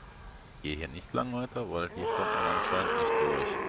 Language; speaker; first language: German; native; German